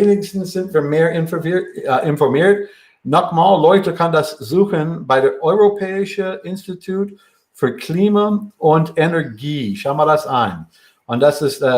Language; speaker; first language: German; non-native, fluent; English